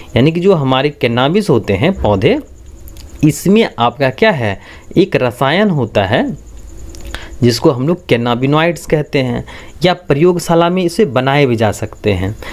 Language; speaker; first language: Hindi; native; Hindi